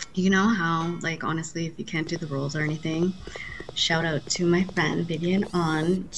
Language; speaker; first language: English; native; English